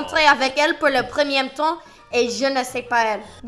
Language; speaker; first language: French; non-native, learner; English